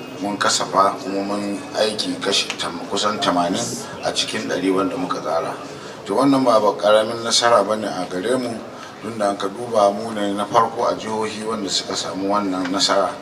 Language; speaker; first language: Hausa; native; Hausa